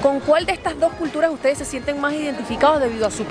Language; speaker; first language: Spanish; native; Spanish